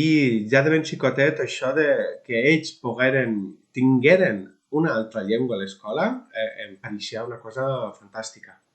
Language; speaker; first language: Catalan; non-native, local second language; Spanish